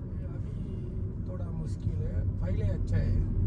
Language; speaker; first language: Hindi; non-native, learner; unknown